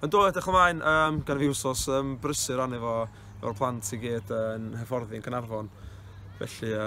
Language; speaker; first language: Welsh; native; Welsh